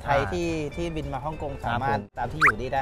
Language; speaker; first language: Thai; native; Thai